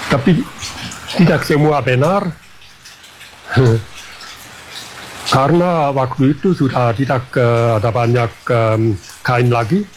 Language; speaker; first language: Indonesian; non-native, fluent; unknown